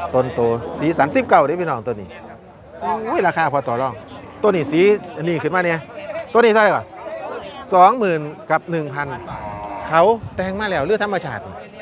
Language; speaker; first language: Thai; native; Thai